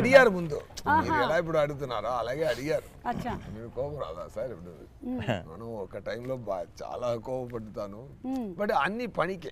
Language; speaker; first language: Telugu; non-native, learner; Tamil